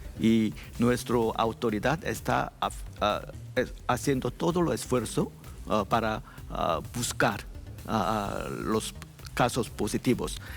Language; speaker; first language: Spanish; non-native, learner; Korean